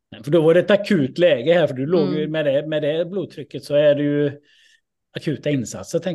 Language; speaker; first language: Swedish; native; Swedish